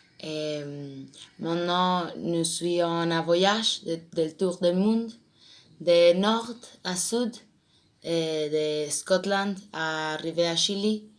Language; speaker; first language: French; non-native, learner; Spanish